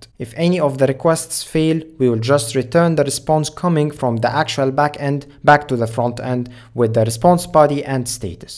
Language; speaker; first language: English; non-native, fluent; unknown